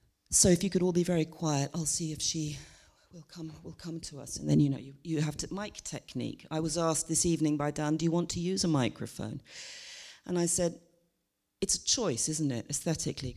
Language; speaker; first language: English; native; English